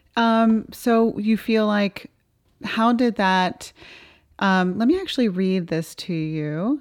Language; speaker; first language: English; native; English